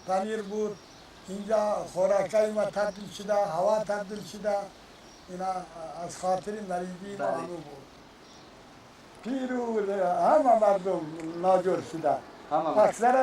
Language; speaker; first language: Persian; non-native, local second language; Kyrgyz